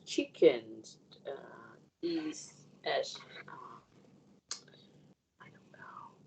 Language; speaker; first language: English; non-native, learner; Vietnamese